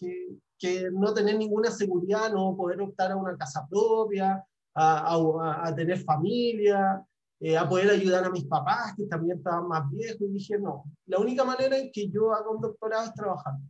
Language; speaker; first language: Spanish; native; Spanish